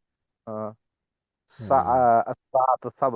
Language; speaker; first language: Arabic; non-native, fluent; Urdu